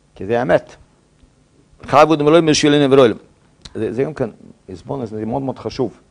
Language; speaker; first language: Hebrew; non-native, fluent; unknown